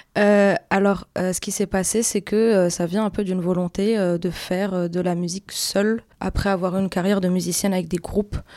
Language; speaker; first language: French; non-native, local second language; Arabic